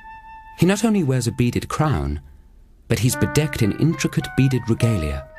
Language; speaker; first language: English; native; English